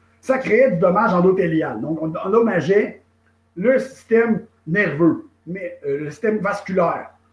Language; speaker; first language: French; native; French